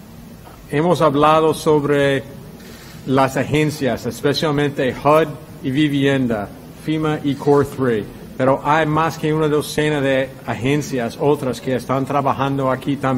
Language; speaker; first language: Spanish; non-native, fluent; English